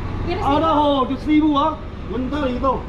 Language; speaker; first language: Filipino; non-native, learner; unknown